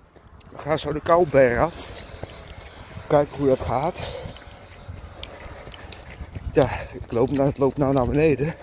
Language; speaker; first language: Dutch; native; Dutch